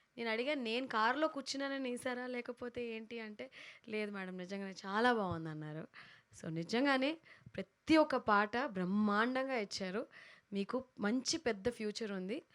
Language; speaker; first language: Telugu; native; Telugu